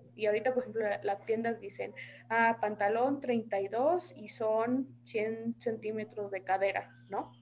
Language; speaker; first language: Spanish; native; Spanish